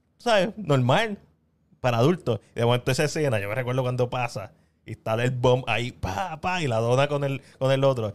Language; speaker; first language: Spanish; native; Spanish